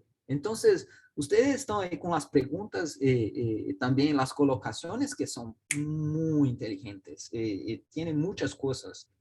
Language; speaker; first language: Spanish; non-native, learner; Portuguese